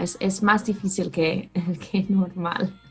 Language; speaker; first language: Spanish; non-native, fluent; English